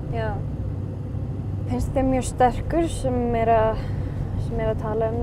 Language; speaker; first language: Icelandic; early bilingual, heritage; Swedish